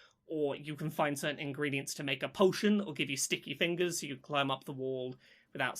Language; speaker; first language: English; native; English